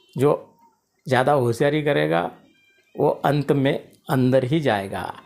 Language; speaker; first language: Hindi; non-native, local second language; Marathi